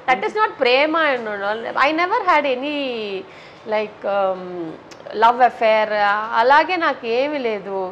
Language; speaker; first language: Telugu; non-native, learner; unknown